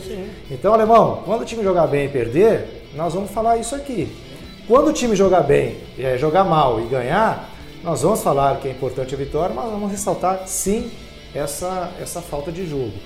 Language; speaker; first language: Portuguese; native; Portuguese